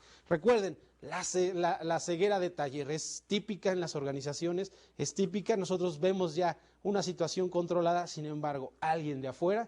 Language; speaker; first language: Spanish; native; Spanish